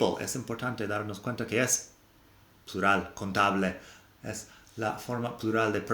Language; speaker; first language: Spanish; non-native, fluent; English